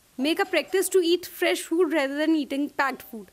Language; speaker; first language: English; non-native, local second language; Punjabi